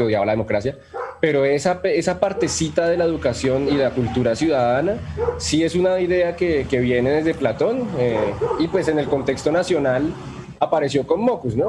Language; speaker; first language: Spanish; native; Spanish